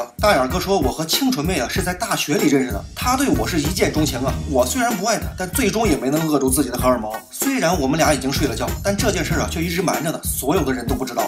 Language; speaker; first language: Chinese; native; Chinese